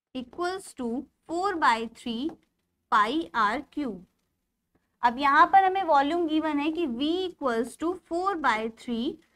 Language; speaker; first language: Hindi; native; Hindi